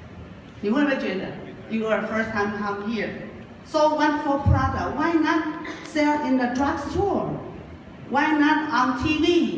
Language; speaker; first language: English; non-native, learner; Japanese